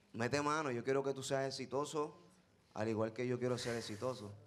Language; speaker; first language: Spanish; native; Spanish